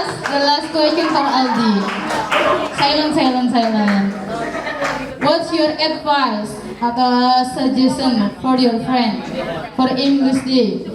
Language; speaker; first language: English; non-native, fluent; Indonesian